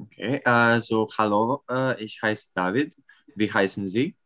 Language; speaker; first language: German; non-native, learner; Serbian